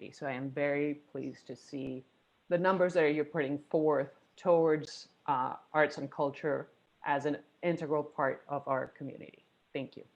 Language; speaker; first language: English; non-native, fluent; Spanish